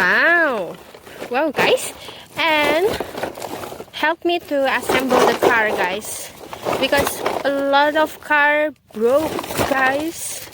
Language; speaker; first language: English; non-native, learner; Indonesian